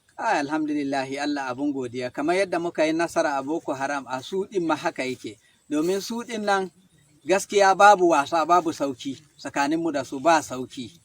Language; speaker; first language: Hausa; non-native, local second language; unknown